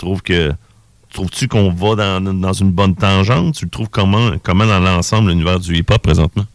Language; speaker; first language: French; native; French